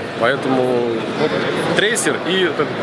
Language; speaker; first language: Russian; native; Russian